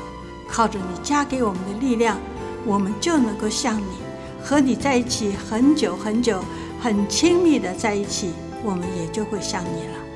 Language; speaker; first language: Chinese; native; Chinese